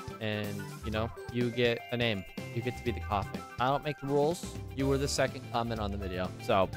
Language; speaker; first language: English; native; English